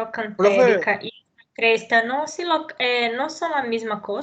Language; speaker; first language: Spanish; non-native, learner; Portuguese